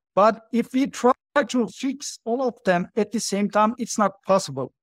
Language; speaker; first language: English; non-native, fluent; Turkish